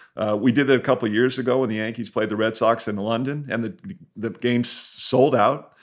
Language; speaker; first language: English; native; English